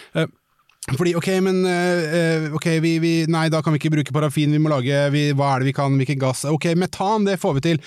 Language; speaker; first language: Norwegian; native; Norwegian